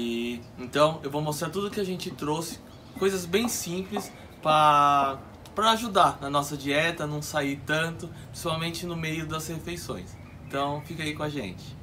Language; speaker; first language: Portuguese; native; Portuguese